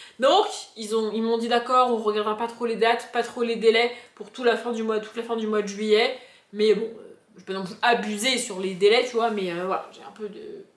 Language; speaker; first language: French; native; French